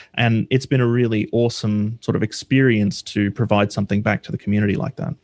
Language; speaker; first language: English; native; English